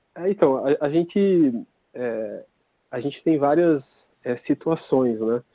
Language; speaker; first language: Portuguese; native; Portuguese